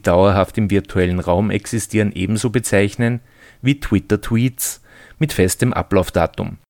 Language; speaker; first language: German; native; German